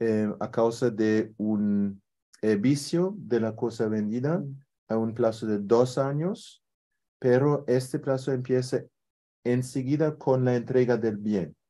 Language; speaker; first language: Spanish; non-native, fluent; German